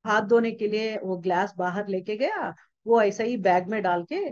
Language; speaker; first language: Hindi; non-native, local second language; Telugu